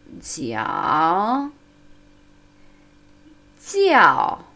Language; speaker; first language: Chinese; non-native, fluent; German